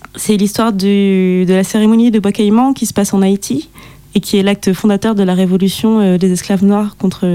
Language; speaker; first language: French; native; French